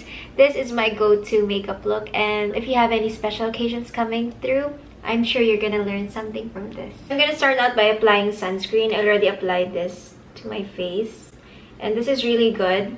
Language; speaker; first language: English; non-native, local second language; Filipino